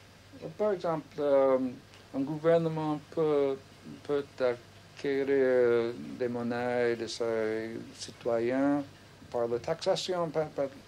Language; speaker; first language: French; non-native, fluent; English